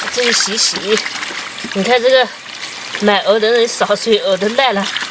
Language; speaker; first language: Chinese; native; Chinese